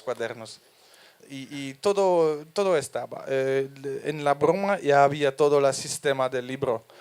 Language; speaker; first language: Spanish; non-native, fluent; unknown